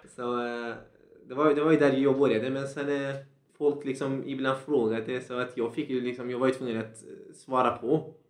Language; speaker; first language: Swedish; non-native, fluent; Central Kurdish